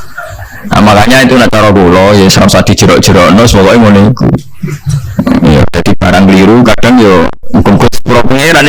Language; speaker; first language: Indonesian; non-native, local second language; Javanese